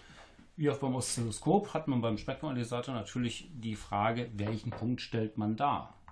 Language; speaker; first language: German; native; German